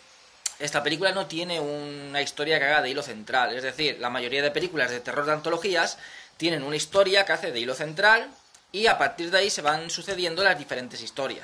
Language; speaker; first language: Spanish; native; Spanish